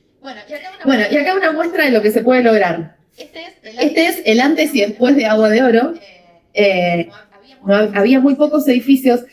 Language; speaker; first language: Spanish; native; Spanish